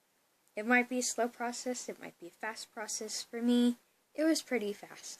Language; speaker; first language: English; native; English